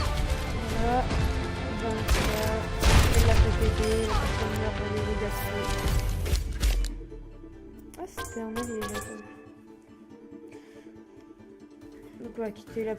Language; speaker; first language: French; native; French